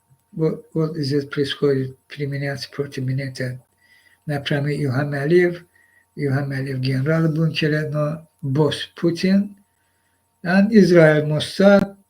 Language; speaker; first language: Russian; non-native, local second language; Azerbaijani